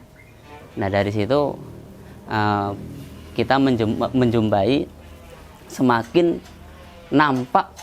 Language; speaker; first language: Indonesian; non-native, local second language; Javanese